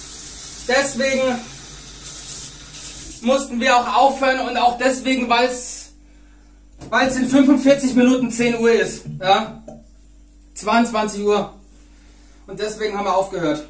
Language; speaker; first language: German; native; German